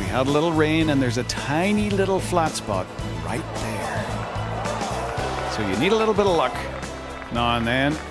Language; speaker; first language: English; native; English